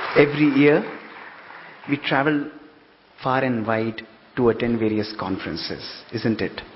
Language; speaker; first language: English; non-native, local second language; Hindi